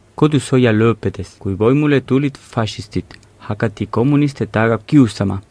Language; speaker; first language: Estonian; non-native, fluent; Spanish